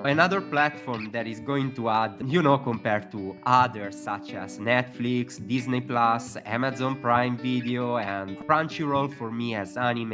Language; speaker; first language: English; non-native, fluent; Italian